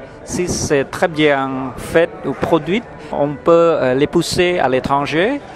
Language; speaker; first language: French; non-native, fluent; Khmer